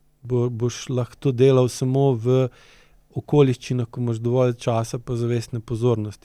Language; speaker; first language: Slovenian; native; Slovenian